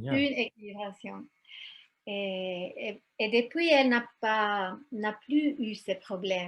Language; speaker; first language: French; non-native, fluent; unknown